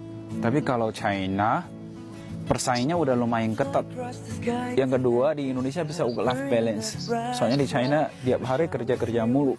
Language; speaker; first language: Indonesian; non-native, fluent; Chinese